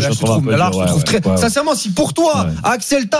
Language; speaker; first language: French; native; French